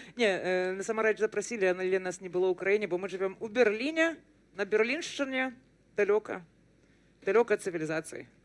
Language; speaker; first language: Belarusian; non-native, local second language; Russian